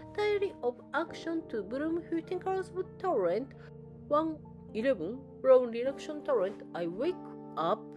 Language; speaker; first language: English; non-native, learner; Japanese